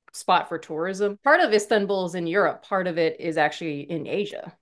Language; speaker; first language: English; native; English